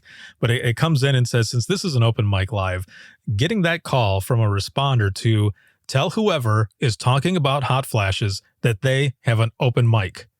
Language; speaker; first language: English; native; English